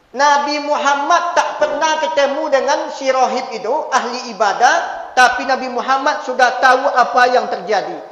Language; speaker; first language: Malay; non-native, local second language; Minangkabau